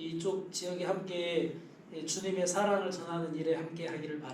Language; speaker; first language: Korean; native; Korean